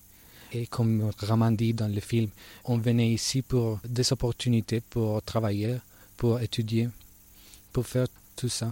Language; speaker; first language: French; non-native, learner; Spanish